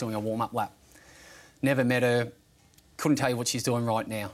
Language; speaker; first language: English; native; English